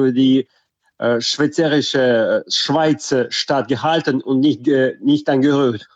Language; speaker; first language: German; non-native, fluent; Russian